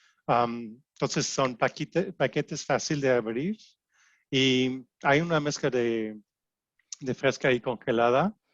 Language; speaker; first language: Spanish; non-native, fluent; French